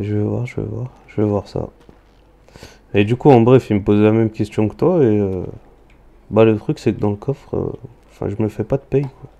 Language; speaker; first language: French; native; French